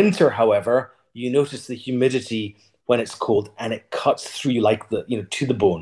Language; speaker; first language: English; native; English